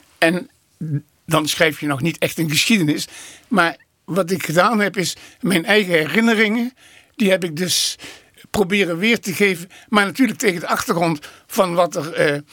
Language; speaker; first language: Dutch; native; Dutch